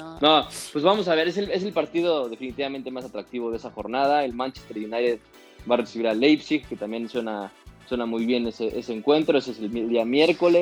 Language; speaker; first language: Spanish; native; Spanish